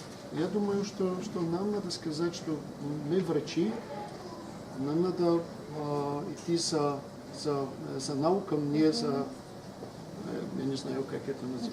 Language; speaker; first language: Russian; non-native, learner; Polish